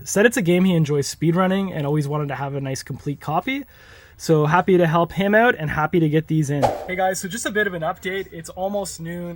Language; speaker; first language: English; native; English